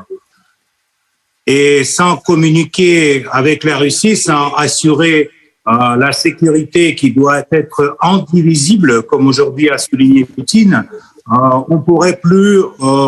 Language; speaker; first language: French; non-native, fluent; Russian